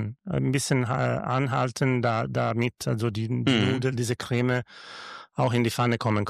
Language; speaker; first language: German; non-native, learner; Italian